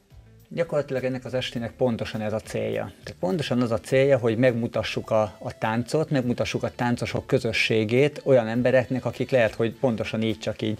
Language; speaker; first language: Hungarian; native; Hungarian